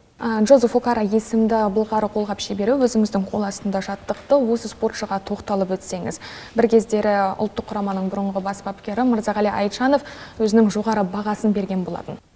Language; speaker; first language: Kazakh; native; Kazakh